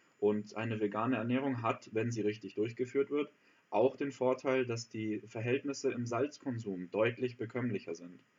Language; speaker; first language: German; native; German